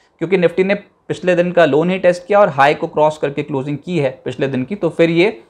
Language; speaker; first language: Hindi; native; Hindi